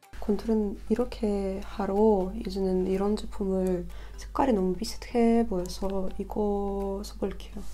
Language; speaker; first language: Korean; non-native, learner; Russian